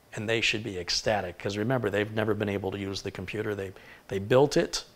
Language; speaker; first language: English; native; English